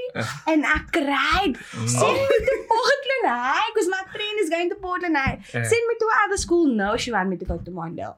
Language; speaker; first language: English; native; English